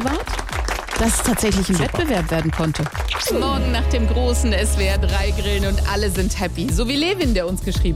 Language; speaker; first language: German; native; German